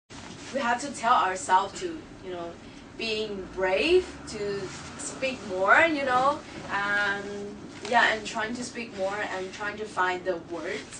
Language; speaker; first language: English; non-native, local second language; Chinese